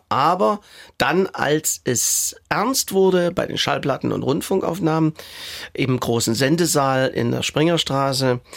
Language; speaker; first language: German; native; German